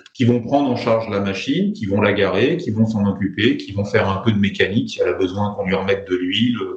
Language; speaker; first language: French; native; French